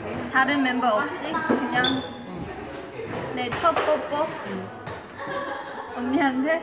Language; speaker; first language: Korean; non-native, fluent; Chinese